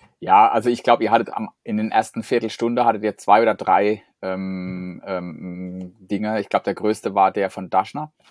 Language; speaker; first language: German; native; German